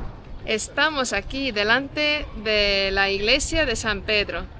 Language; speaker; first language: Spanish; non-native, fluent; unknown